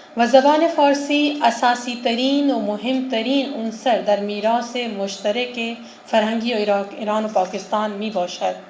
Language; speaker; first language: Persian; non-native, fluent; Urdu